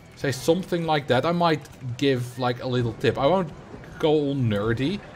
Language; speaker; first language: English; non-native, fluent; Dutch